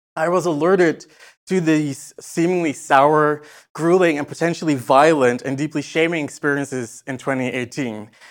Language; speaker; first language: English; non-native, fluent; Dutch